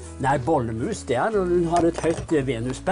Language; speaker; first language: Norwegian; native; Norwegian